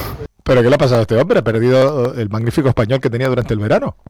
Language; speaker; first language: Spanish; native; Spanish